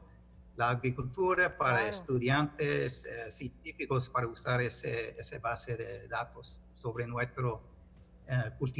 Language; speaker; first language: Spanish; non-native, fluent; English